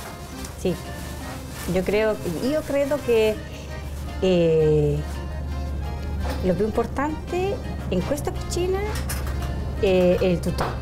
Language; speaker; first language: Italian; early bilingual, heritage; Spanish